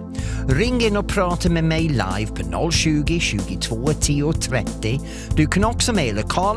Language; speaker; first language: Swedish; non-native, fluent; English